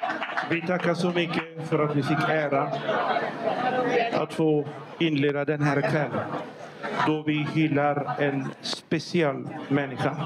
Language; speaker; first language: Swedish; non-native, fluent; Lingala